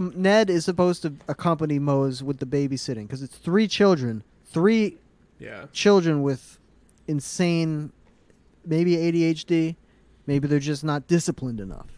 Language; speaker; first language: English; native; English